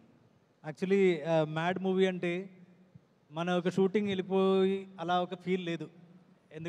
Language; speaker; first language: Telugu; non-native, learner; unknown